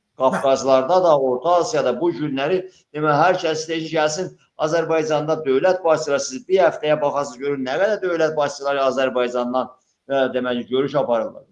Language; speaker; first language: Azerbaijani; native; Azerbaijani